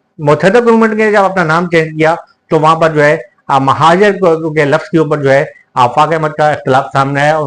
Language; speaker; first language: Urdu; native; Urdu